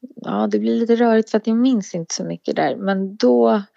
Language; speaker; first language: Swedish; native; Swedish